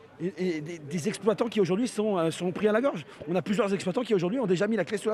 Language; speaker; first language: French; native; French